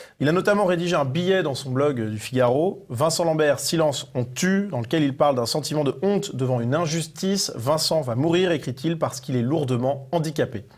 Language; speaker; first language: French; native; French